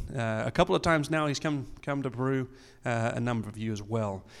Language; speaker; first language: English; native; English